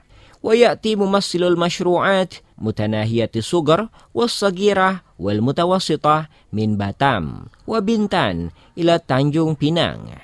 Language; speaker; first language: Arabic; non-native, fluent; Indonesian